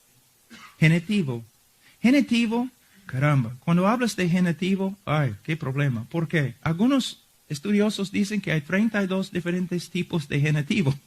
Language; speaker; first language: Spanish; non-native, fluent; English